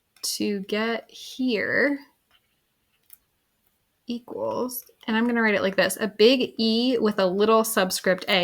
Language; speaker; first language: English; native; English